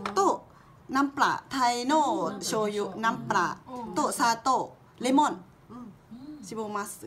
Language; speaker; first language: Japanese; non-native, learner; Thai